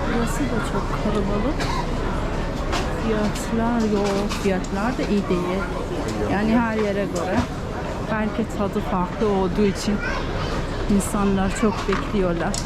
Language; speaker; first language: Turkish; non-native, learner; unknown